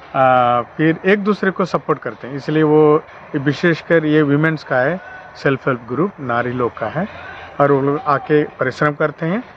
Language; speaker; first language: Hindi; non-native, local second language; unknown